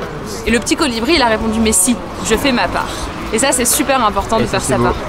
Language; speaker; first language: French; native; French